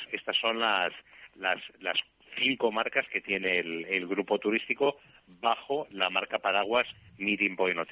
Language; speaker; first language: Spanish; native; Spanish